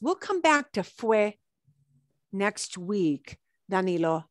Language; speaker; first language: Spanish; non-native, fluent; English